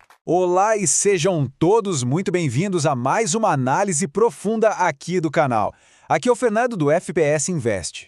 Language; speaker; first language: Portuguese; native; Portuguese